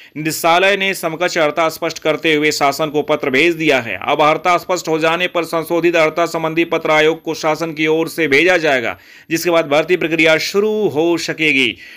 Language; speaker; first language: Hindi; native; Hindi